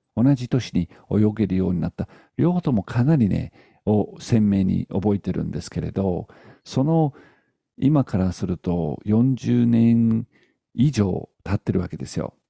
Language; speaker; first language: Japanese; native; Japanese